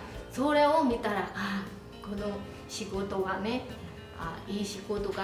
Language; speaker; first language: Japanese; non-native, fluent; Burmese